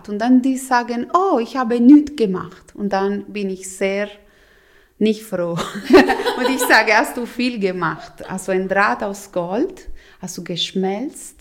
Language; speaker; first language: German; non-native, local second language; Italian